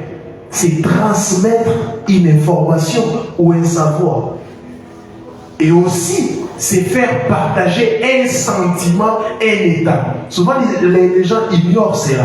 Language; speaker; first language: French; non-native, local second language; Lingala